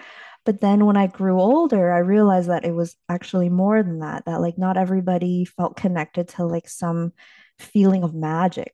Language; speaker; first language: English; early bilingual, other home language; Chinese